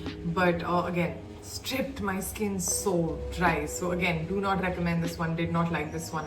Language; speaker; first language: English; native; English